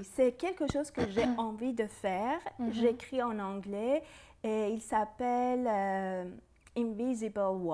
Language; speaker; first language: French; non-native, fluent; Persian